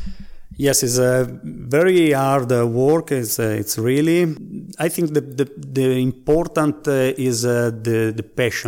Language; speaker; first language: English; non-native, learner; Italian